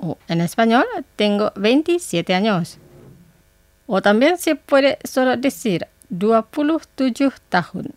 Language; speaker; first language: Spanish; non-native, fluent; Indonesian